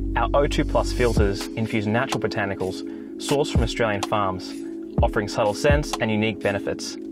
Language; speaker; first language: English; native; English